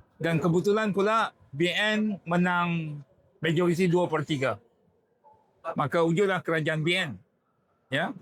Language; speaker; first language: Malay; native; Malay